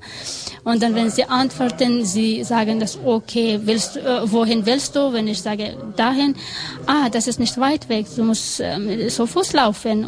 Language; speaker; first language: German; non-native, learner; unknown